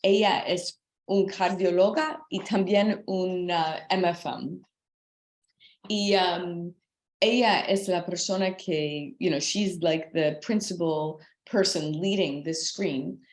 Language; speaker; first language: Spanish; non-native, learner; English